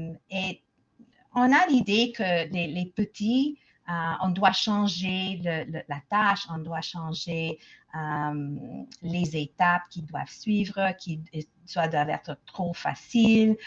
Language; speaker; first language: French; non-native, local second language; English